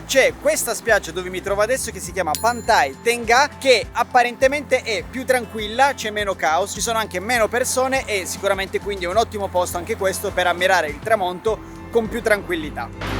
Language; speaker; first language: Italian; native; Italian